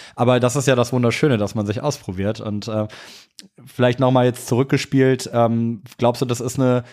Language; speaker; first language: German; native; German